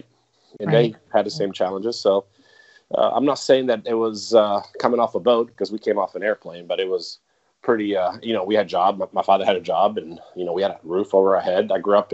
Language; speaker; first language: English; non-native, fluent; Italian